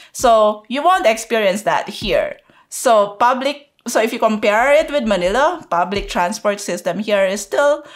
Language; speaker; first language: English; non-native, local second language; Filipino